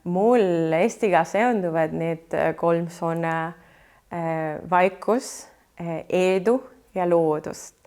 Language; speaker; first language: Estonian; non-native, fluent; Spanish